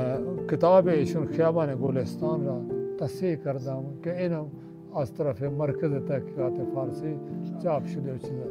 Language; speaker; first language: Persian; non-native, fluent; Urdu